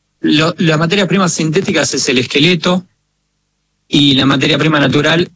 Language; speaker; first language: Spanish; native; Spanish